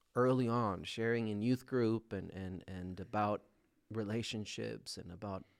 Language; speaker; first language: English; non-native, fluent; Swedish